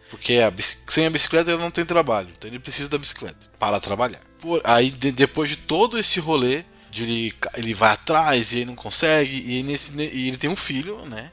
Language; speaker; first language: Portuguese; native; Portuguese